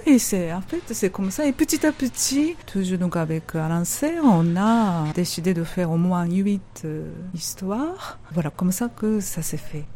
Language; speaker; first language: French; non-native, fluent; Japanese